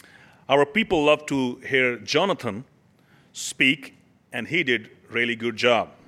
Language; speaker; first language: English; non-native, local second language; Urdu